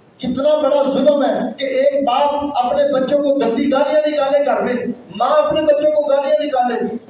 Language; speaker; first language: Urdu; non-native, local second language; Punjabi